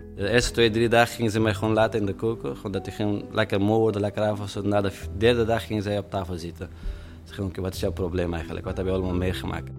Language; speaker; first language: Dutch; non-native, fluent; Persian